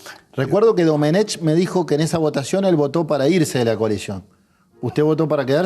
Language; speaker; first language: Spanish; native; Spanish